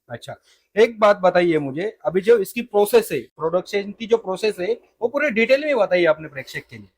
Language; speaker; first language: Hindi; non-native, local second language; Marathi